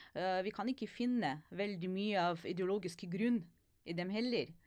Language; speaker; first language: Norwegian; non-native, fluent; Ukrainian